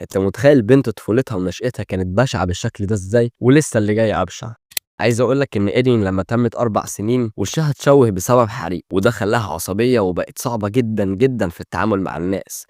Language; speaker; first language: Arabic; native; Arabic